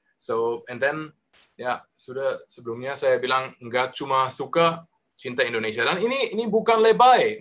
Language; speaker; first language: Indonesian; non-native, learner; German